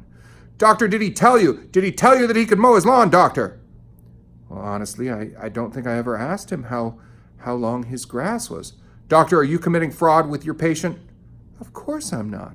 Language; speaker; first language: English; native; English